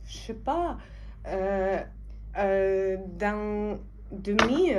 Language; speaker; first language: French; non-native, fluent; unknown